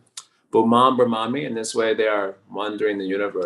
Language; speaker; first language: English; native; English